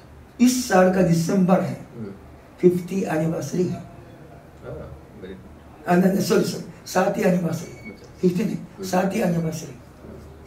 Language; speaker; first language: Hindi; non-native, fluent; Japanese